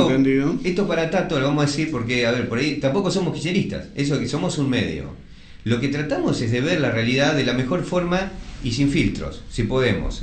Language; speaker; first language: Spanish; native; Spanish